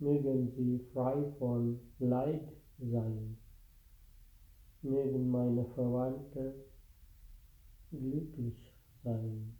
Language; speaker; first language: German; non-native, fluent; Sinhala